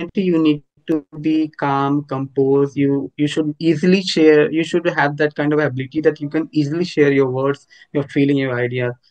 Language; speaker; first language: English; non-native, local second language; Hindi